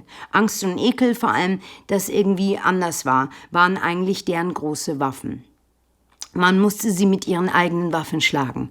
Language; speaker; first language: German; native; German